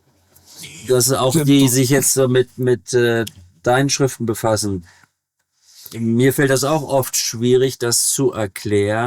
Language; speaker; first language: German; native; German